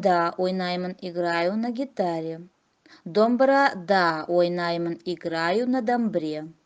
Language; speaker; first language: Russian; non-native, local second language; Kazakh